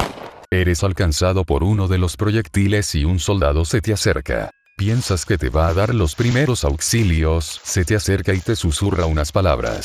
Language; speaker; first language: Spanish; native; Spanish